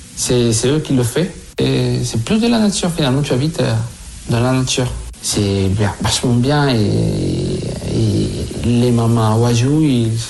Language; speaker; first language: French; non-native, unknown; Spanish